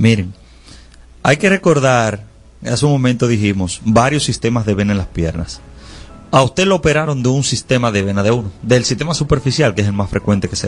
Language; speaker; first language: Spanish; native; Spanish